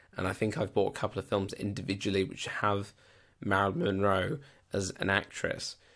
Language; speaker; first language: English; native; English